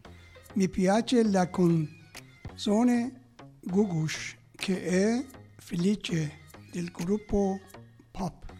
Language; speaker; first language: Italian; non-native, learner; Persian